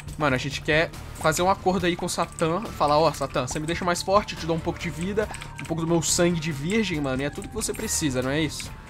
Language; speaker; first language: Portuguese; native; Portuguese